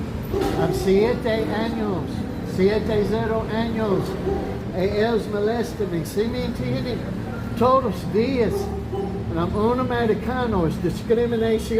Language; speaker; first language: Spanish; non-native, learner; English